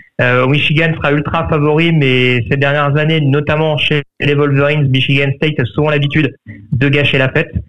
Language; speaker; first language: French; native; French